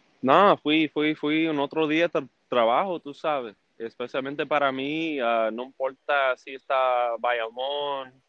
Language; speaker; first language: Spanish; early bilingual, heritage; English